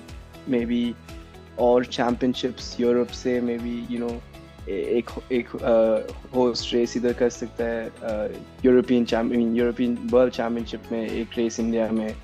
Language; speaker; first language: Hindi; non-native, local second language; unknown